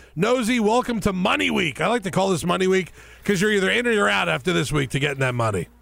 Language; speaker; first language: English; native; English